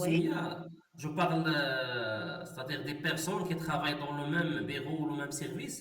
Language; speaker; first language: French; non-native, local second language; Arabic